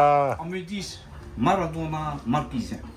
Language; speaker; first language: French; non-native, local second language; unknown